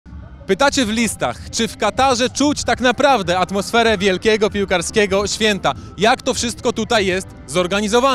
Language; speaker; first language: Polish; native; Polish